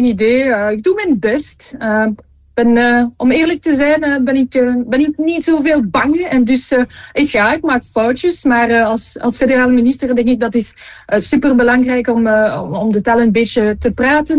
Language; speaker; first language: Dutch; non-native, local second language; French